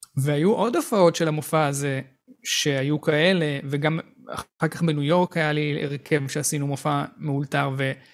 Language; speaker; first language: Hebrew; native; Hebrew